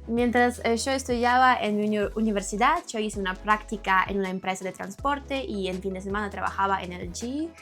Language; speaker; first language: Spanish; non-native, fluent; Ukrainian